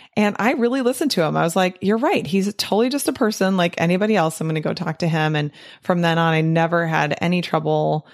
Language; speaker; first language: English; native; English